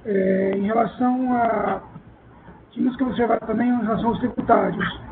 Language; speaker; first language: Portuguese; native; Portuguese